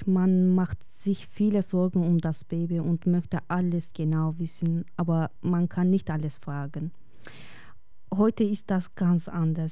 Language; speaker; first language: German; non-native, learner; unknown